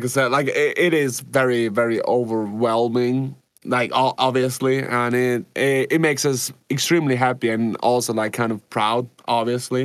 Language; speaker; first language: English; non-native, fluent; Swiss German